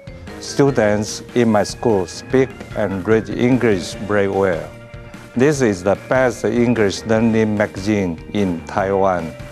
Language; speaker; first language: English; non-native, learner; Chinese